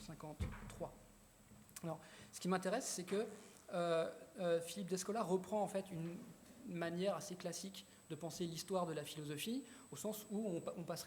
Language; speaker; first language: French; native; French